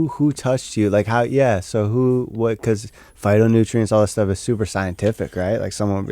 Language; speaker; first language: English; native; English